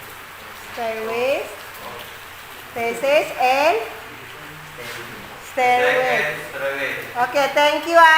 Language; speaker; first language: English; non-native, learner; Indonesian